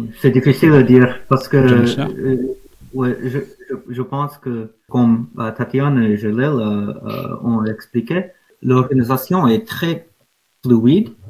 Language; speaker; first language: French; non-native, learner; English